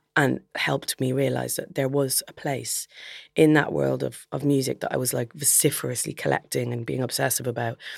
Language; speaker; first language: English; native; English